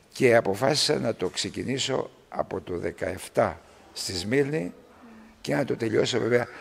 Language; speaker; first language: Greek; early bilingual, other home language; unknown